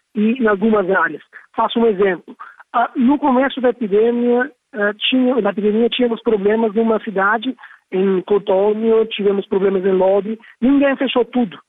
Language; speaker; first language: Portuguese; non-native, fluent; Italian